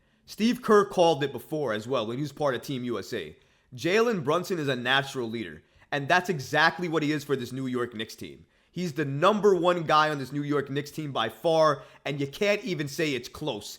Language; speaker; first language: English; native; English